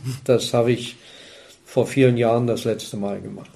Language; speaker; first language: German; native; German